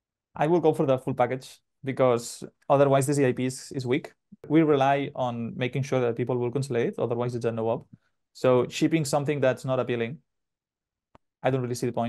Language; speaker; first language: English; non-native, fluent; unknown